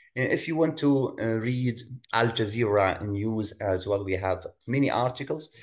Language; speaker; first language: English; non-native, fluent; Arabic